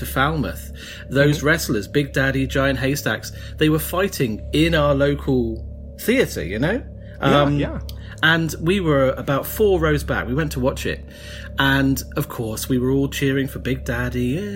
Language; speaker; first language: English; native; English